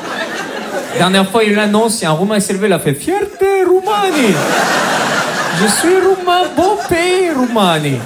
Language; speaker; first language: French; native; French